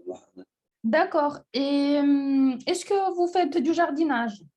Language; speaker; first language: French; non-native, fluent; Russian